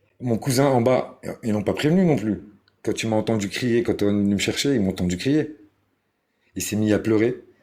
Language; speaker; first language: French; early bilingual, other home language; Arabic